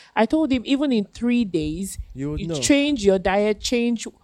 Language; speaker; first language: English; non-native, local second language; Yoruba